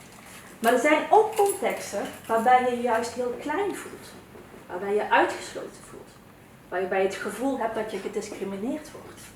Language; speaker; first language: Dutch; early bilingual, other home language; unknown